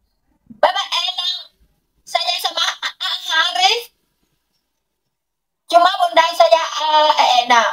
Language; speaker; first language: Indonesian; non-native, learner; Vietnamese